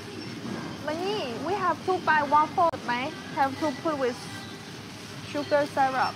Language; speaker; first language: English; non-native, learner; Chinese